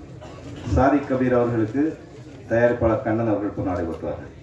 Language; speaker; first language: Tamil; native; Tamil